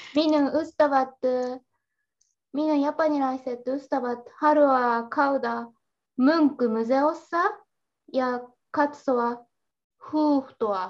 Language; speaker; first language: Finnish; non-native, learner; Japanese